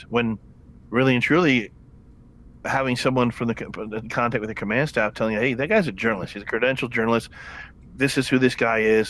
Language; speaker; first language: English; native; English